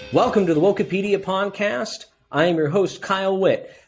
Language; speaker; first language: English; native; English